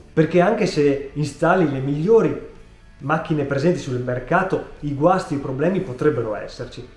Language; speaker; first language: Italian; native; Italian